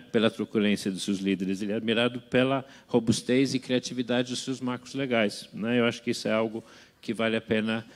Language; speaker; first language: Portuguese; non-native, fluent; English